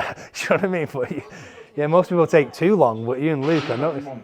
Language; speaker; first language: English; native; English